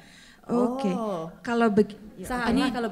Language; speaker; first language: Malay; non-native, learner; English